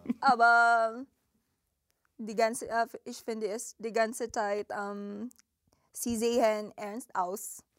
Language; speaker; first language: German; non-native, learner; Filipino